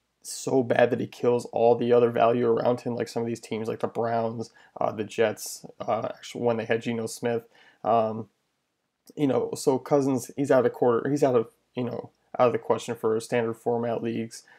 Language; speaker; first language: English; native; English